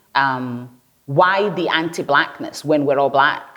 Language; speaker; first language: English; native; English